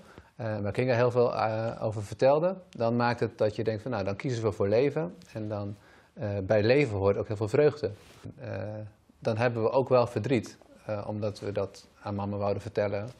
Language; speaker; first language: Dutch; native; Dutch